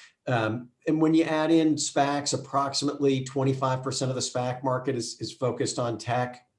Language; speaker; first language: English; native; English